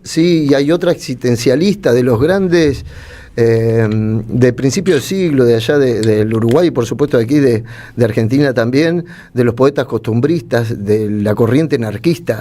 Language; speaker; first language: Spanish; native; Spanish